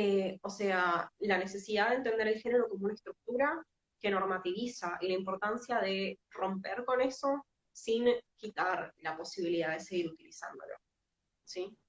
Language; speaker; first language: Spanish; native; Spanish